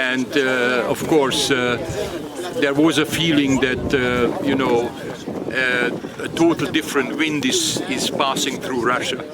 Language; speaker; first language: English; non-native, fluent; Hungarian